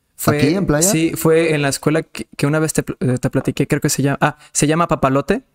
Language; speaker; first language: Spanish; non-native, fluent; Serbian